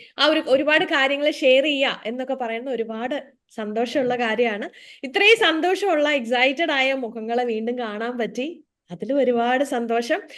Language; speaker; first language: Malayalam; native; Malayalam